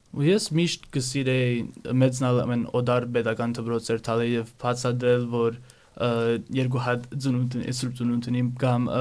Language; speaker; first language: Armenian; early bilingual, heritage; Armenian